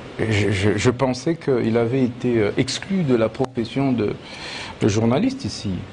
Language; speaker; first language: French; non-native, local second language; Lingala